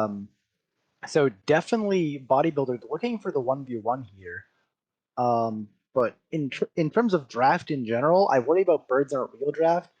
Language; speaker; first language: English; native; English